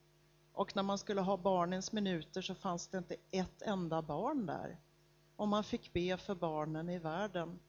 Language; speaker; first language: Swedish; native; Swedish